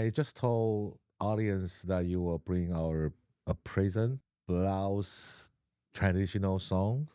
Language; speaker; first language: English; non-native, learner; Chinese